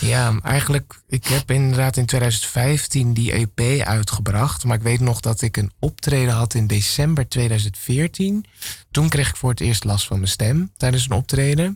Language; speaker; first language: Dutch; native; Dutch